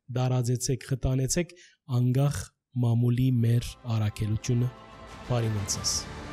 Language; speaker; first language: Armenian; early bilingual, heritage; Armenian